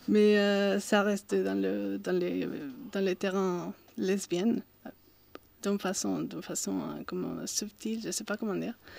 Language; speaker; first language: French; non-native, fluent; Spanish